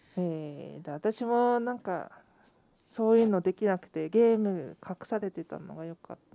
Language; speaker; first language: Japanese; native; Japanese